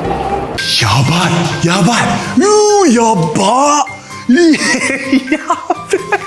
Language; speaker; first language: Japanese; native; Japanese